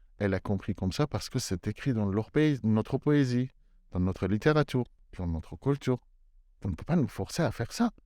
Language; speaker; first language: French; non-native, fluent; Persian